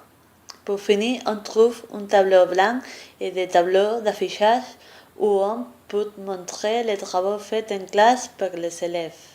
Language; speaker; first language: French; non-native, learner; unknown